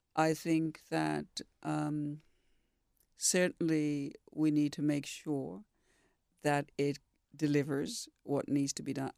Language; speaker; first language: English; native; English